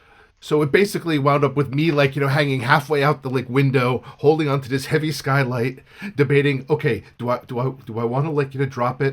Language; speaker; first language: English; native; English